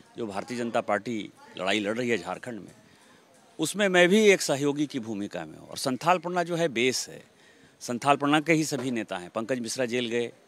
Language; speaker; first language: Hindi; native; Hindi